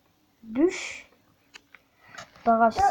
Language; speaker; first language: French; native; French